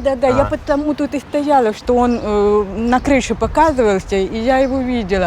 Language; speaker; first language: Russian; native; Russian